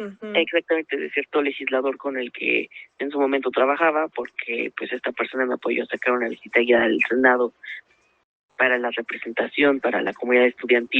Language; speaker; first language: Spanish; native; Spanish